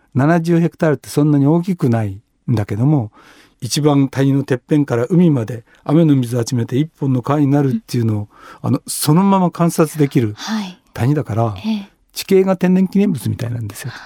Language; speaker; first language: Japanese; native; Japanese